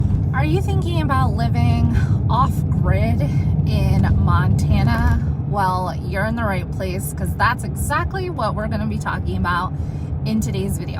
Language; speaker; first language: English; native; English